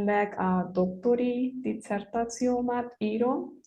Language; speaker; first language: Hungarian; non-native, learner; Spanish